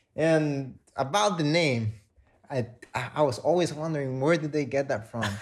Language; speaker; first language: English; non-native, fluent; Spanish